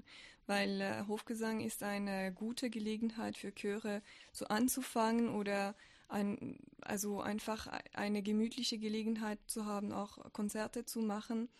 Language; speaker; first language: German; non-native, fluent; French